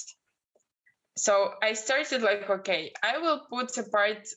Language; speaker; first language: English; non-native, fluent; Russian